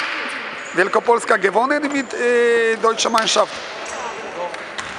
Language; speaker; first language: German; non-native, learner; Polish